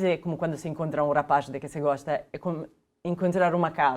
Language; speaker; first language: Portuguese; non-native, fluent; Italian